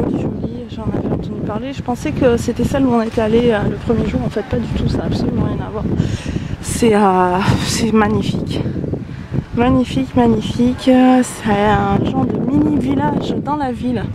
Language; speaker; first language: French; native; French